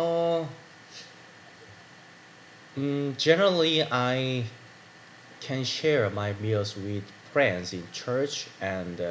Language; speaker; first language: English; non-native, learner; Korean